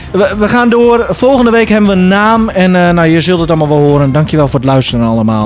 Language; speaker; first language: Dutch; native; Dutch